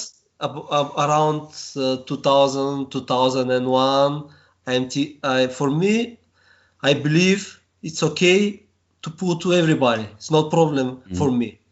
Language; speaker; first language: English; non-native, learner; Bulgarian